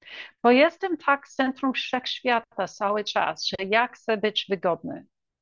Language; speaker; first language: Polish; early bilingual, heritage; English